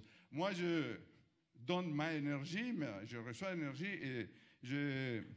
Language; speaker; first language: French; non-native, fluent; Italian